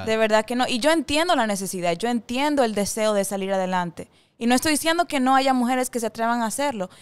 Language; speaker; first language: Spanish; early bilingual, heritage; Spanish